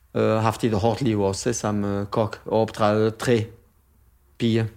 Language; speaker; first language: Danish; non-native, fluent; French